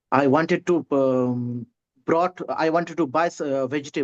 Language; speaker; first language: English; non-native, learner; Hindi